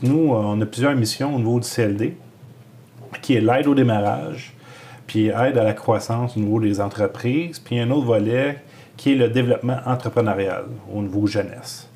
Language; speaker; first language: French; native; French